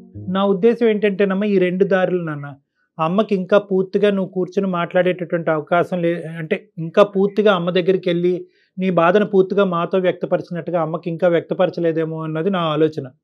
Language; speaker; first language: Telugu; native; Telugu